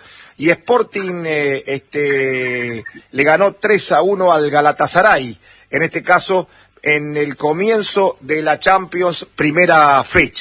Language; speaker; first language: Spanish; native; Spanish